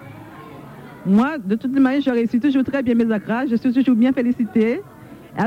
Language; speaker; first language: French; native; French